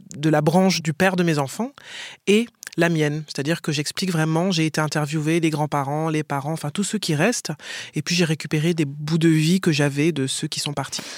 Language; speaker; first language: French; native; French